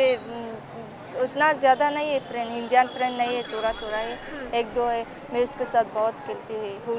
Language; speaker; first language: Hindi; non-native, learner; Persian